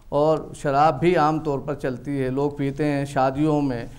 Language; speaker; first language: Hindi; native; Hindi